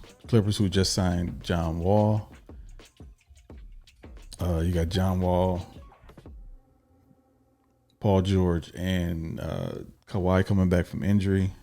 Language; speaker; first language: English; native; English